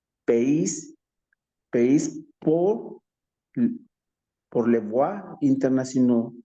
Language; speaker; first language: French; non-native, learner; Spanish